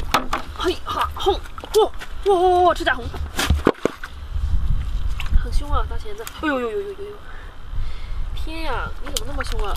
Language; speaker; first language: Chinese; native; Chinese